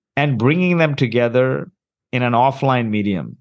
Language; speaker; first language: English; early bilingual, heritage; Arabic